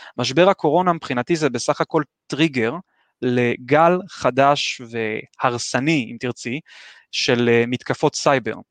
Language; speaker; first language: Hebrew; native; Hebrew